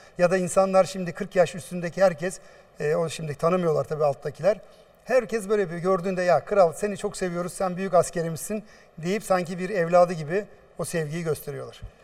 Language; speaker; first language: Turkish; native; Turkish